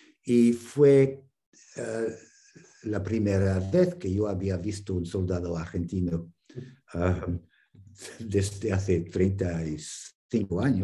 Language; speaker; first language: Spanish; non-native, fluent; English